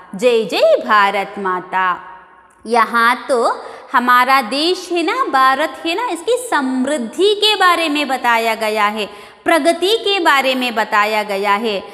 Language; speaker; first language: Hindi; non-native, local second language; Kannada